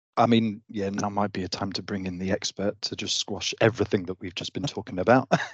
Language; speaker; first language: English; native; English